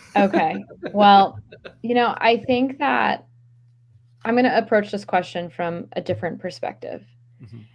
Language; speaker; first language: English; native; English